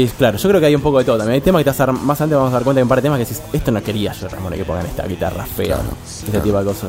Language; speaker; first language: Spanish; native; Spanish